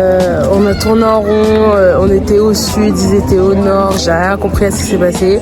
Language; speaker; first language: French; native; French